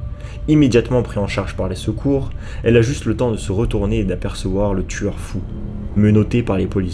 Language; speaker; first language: French; native; French